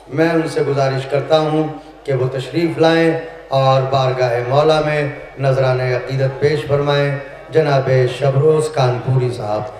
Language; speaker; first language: Urdu; native; Urdu